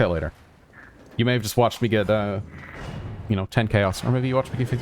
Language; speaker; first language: English; native; English